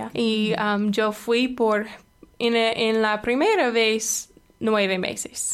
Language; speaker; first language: Spanish; non-native, fluent; English